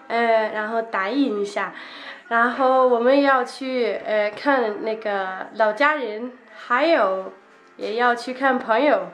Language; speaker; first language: Chinese; non-native, fluent; Danish